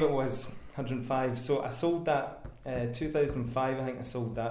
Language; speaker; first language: English; native; English